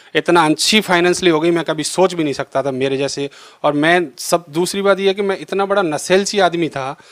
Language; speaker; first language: Hindi; native; Hindi